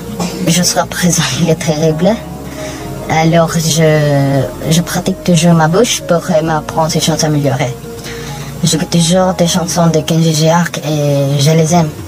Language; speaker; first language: French; non-native, learner; Filipino